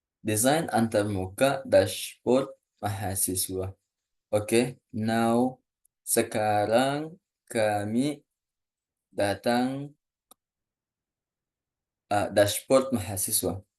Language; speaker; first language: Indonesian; non-native, learner; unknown